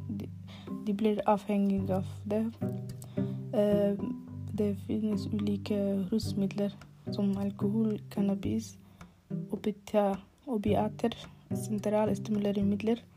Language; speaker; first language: Norwegian; non-native, learner; Arabic